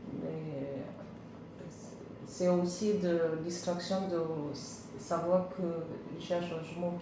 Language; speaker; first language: French; non-native, learner; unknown